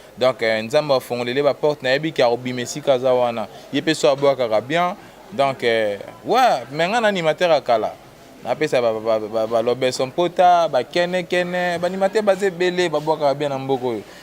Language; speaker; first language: Lingala; native; Lingala